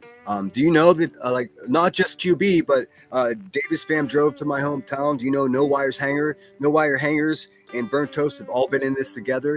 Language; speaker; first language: English; native; English